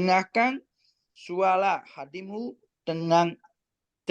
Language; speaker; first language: Indonesian; non-native, learner; Chinese